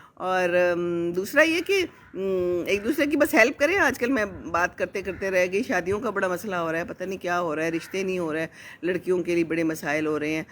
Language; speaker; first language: Urdu; native; Urdu